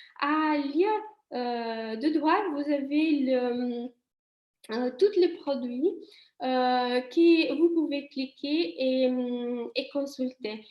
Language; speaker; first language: French; non-native, fluent; Italian